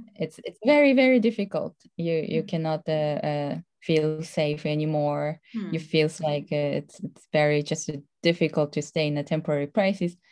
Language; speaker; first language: English; non-native, fluent; Japanese